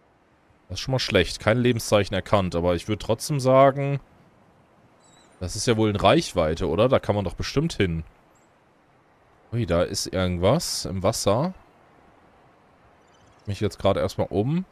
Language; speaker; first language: German; native; German